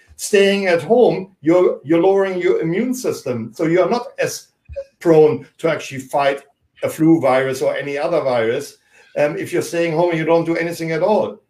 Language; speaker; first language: English; non-native, fluent; German